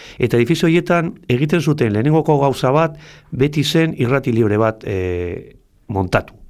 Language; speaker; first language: Basque; non-native, local second language; Spanish